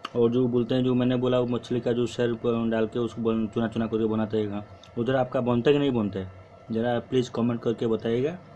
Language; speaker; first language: Hindi; non-native, local second language; Odia